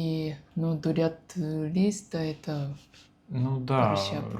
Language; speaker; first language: Russian; non-native, learner; Japanese